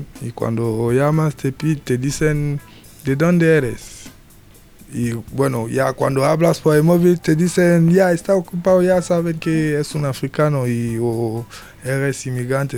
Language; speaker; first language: Spanish; non-native, learner; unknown